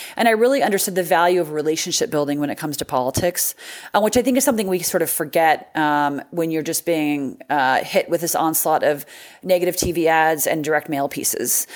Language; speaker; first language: English; native; English